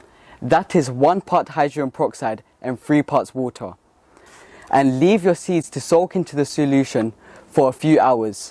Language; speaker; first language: English; early bilingual, other home language; Bangla